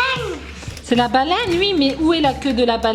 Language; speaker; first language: French; native; French